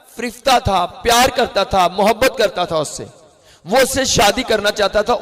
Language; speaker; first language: Urdu; non-native, local second language; Punjabi